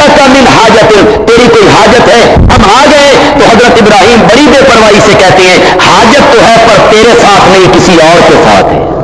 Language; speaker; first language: Urdu; non-native, local second language; Punjabi